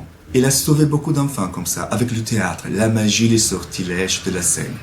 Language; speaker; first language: French; non-native, fluent; Italian